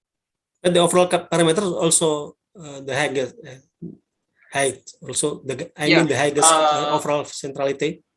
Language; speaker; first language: English; non-native, learner; Indonesian